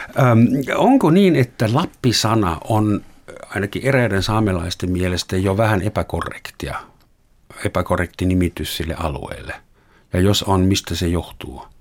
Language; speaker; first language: Finnish; non-native, fluent; German